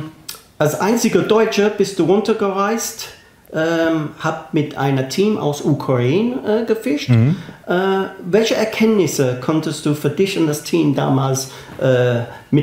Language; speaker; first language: German; non-native, fluent; English